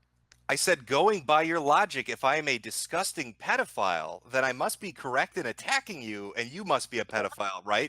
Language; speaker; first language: English; native; English